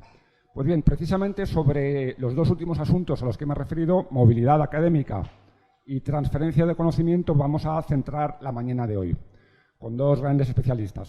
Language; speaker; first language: Spanish; native; Spanish